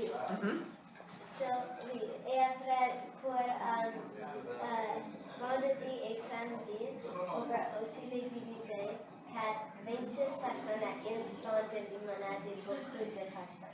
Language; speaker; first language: French; early bilingual, other home language; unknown